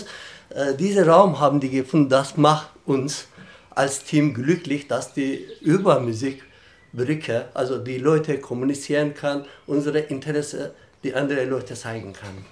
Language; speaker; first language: German; non-native, fluent; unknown